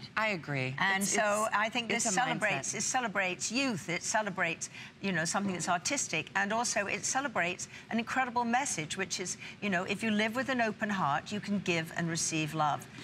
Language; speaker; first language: English; native; English